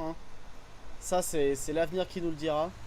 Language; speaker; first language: French; native; French